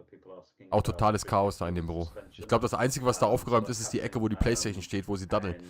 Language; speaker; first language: German; native; German